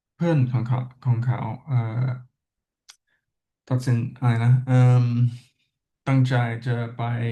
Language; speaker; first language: Thai; non-native, learner; English